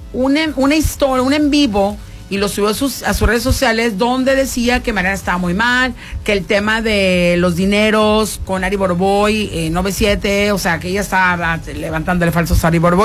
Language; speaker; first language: Spanish; native; Spanish